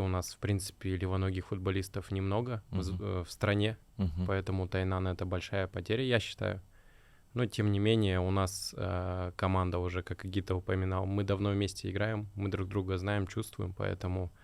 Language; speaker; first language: Russian; native; Russian